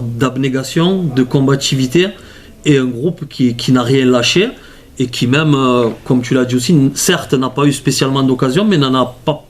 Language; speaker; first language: French; native; French